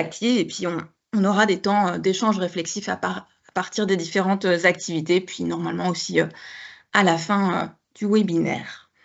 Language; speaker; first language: French; native; French